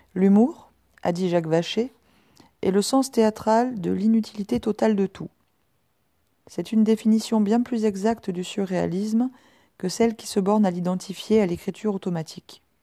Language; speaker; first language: French; native; French